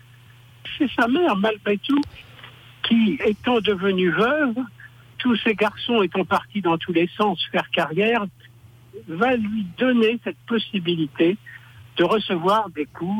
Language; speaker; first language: French; native; French